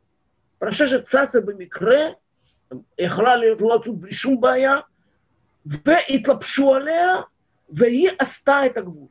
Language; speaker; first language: Hebrew; non-native, fluent; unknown